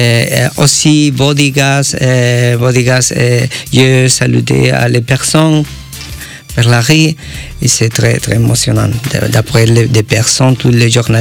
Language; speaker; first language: French; non-native, learner; Spanish